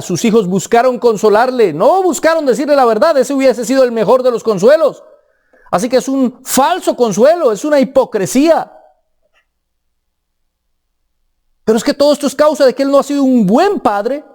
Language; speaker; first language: Spanish; native; Spanish